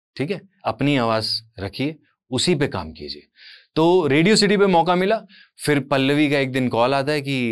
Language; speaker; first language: Hindi; native; Hindi